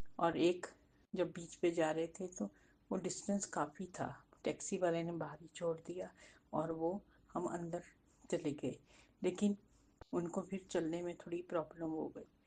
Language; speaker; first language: Hindi; non-native, local second language; Punjabi